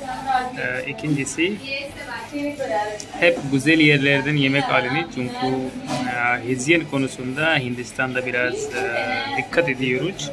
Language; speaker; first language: Turkish; non-native, fluent; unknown